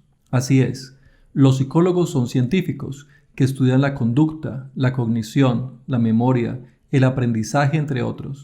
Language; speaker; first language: Spanish; native; Spanish